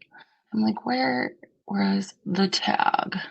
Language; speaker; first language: English; native; English